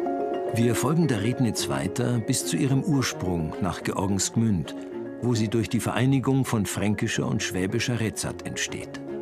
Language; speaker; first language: German; native; German